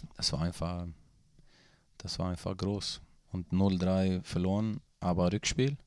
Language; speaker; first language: German; non-native, fluent; Swedish